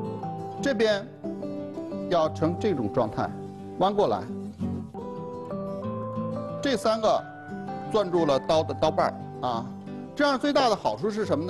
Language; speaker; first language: Chinese; native; Chinese